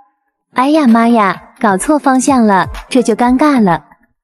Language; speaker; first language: Chinese; native; Chinese